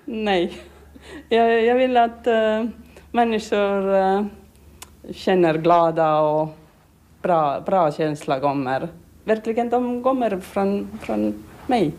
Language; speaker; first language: Swedish; non-native, learner; Finnish